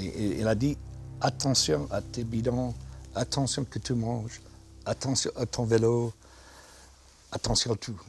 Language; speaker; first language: French; non-native, fluent; English